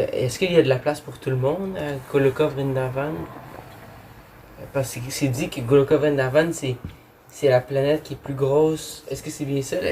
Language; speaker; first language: French; native; French